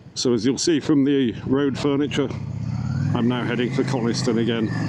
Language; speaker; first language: English; native; English